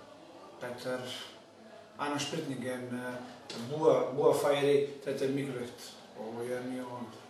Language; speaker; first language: Icelandic; non-native, learner; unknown